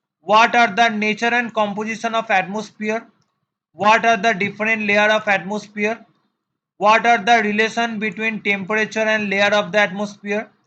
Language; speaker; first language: English; non-native, local second language; Bangla